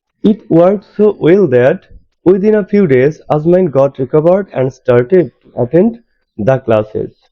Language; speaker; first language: English; non-native, local second language; Bangla